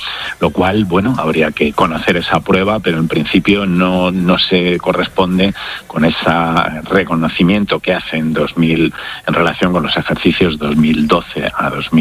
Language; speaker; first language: Spanish; native; Spanish